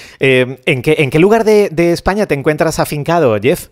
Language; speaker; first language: Spanish; native; Spanish